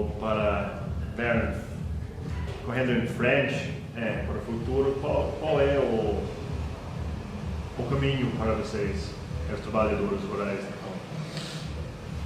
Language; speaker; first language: Portuguese; non-native, learner; English